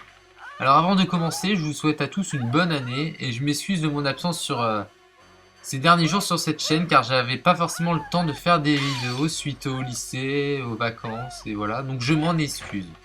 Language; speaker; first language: French; native; French